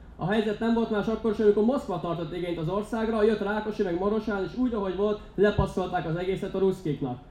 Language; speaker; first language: Hungarian; native; Hungarian